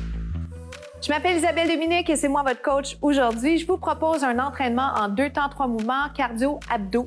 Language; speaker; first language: French; native; French